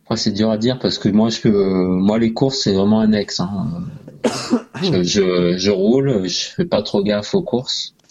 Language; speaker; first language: French; native; French